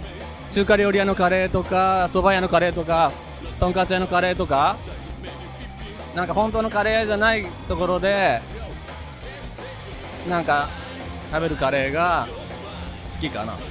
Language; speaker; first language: Japanese; native; Japanese